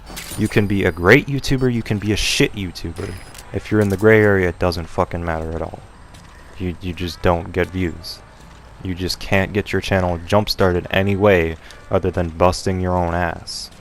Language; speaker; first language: English; native; English